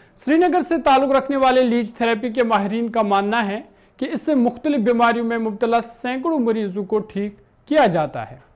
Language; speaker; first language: Urdu; non-native, local second language; Kashmiri